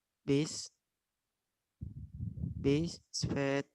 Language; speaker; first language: German; non-native, learner; Indonesian